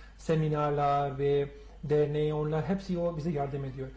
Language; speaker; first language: Turkish; non-native, learner; Urdu